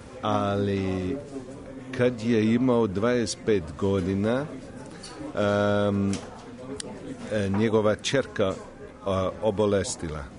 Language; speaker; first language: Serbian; non-native, fluent; English